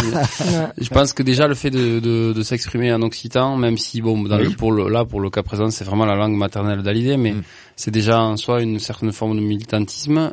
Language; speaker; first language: French; native; French